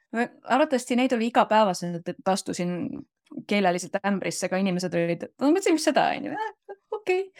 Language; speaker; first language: Estonian; native; Estonian